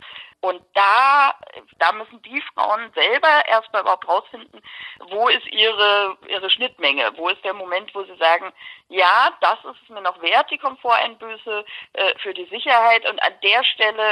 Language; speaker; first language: German; native; German